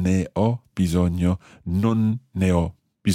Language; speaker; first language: Italian; non-native, fluent; English